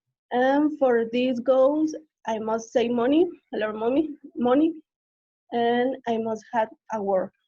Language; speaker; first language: English; non-native, learner; Spanish